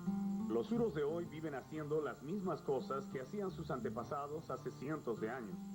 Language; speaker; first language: Spanish; native; Spanish